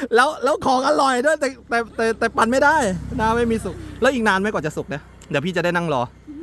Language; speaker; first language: Thai; native; Thai